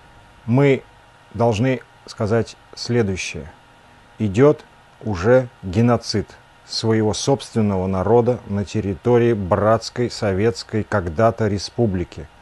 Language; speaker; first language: Russian; native; Russian